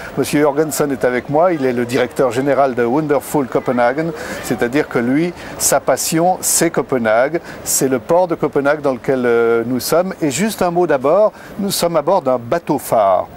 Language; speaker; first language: French; native; French